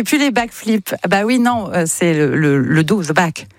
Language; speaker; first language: French; native; French